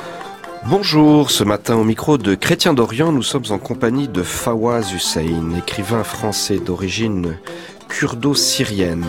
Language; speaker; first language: French; native; French